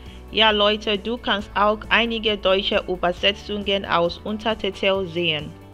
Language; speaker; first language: German; non-native, learner; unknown